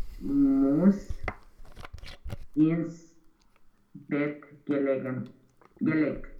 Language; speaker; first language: German; non-native, learner; Romanian